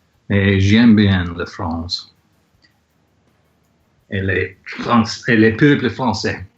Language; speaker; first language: French; non-native, learner; English